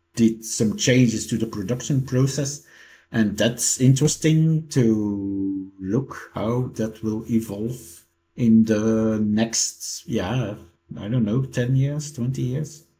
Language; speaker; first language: English; non-native, fluent; Dutch